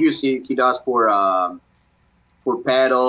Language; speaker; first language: English; non-native, fluent; Spanish